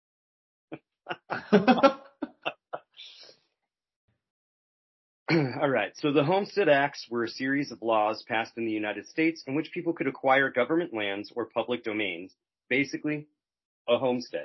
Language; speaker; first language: English; native; English